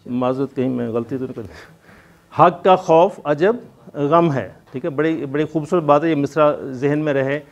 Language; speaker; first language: Urdu; non-native, local second language; Punjabi